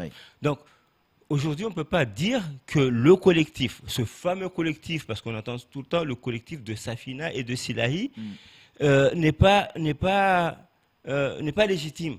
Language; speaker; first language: French; native; French